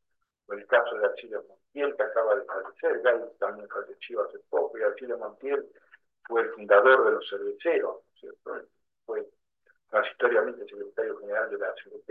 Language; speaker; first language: Spanish; native; Spanish